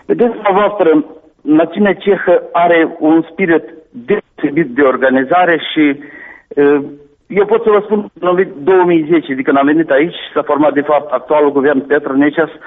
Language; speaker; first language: Romanian; native; Romanian